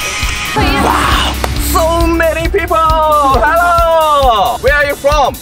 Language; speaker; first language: English; non-native, learner; Japanese